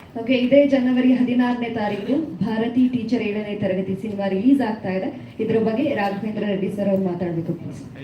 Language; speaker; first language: Kannada; native; Kannada